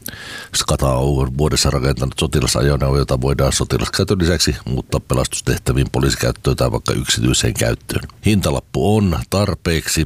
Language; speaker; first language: Finnish; native; Finnish